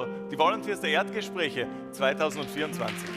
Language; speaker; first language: German; native; German